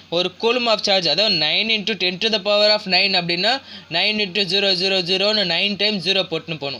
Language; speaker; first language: Tamil; native; Tamil